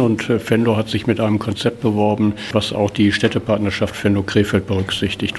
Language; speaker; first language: German; native; German